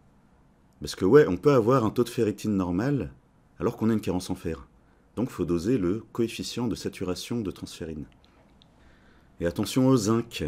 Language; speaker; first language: French; native; French